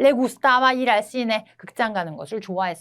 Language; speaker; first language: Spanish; non-native, fluent; Korean